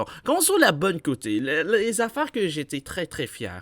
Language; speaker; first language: French; native; French